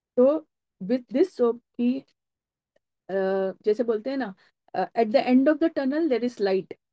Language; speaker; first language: Hindi; non-native, local second language; Marathi